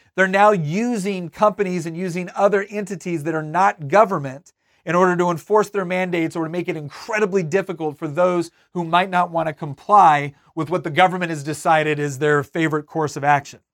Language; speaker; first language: English; native; English